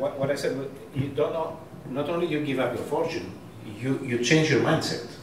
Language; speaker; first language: English; non-native, fluent; Greek